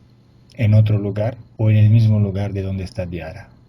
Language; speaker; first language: Spanish; non-native, fluent; Italian